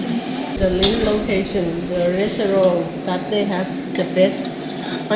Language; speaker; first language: English; non-native, learner; Thai